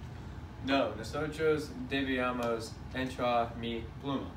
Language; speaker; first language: Spanish; non-native, learner; English